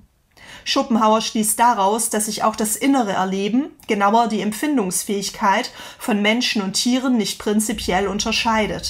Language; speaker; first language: German; native; German